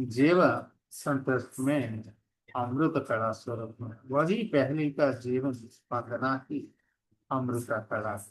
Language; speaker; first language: Hindi; non-native, local second language; Telugu